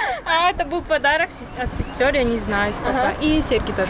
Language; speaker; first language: Russian; native; Russian